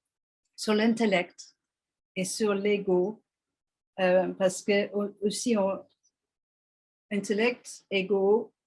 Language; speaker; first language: French; non-native, fluent; English